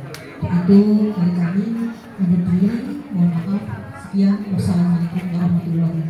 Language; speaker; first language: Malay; non-native, local second language; Javanese